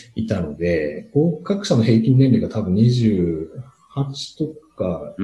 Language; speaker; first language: Japanese; native; Japanese